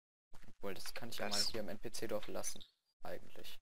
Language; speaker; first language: German; native; German